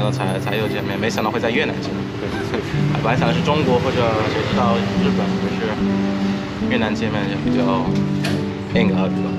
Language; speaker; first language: Chinese; early bilingual, heritage; Chinese